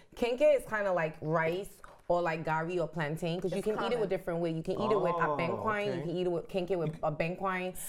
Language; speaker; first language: English; non-native, local second language; Akan